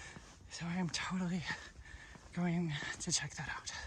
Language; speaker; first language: English; native; English